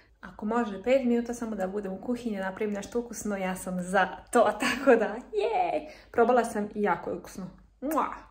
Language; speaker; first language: Serbian; early bilingual, heritage; Serbian